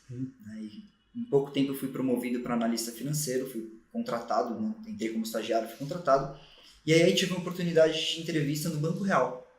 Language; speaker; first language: Portuguese; native; Portuguese